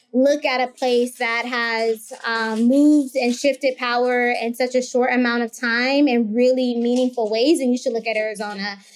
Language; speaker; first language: English; native; English